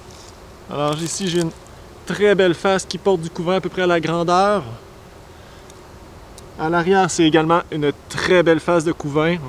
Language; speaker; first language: French; native; French